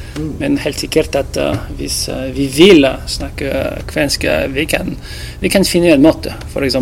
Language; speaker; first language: Norwegian; non-native, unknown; French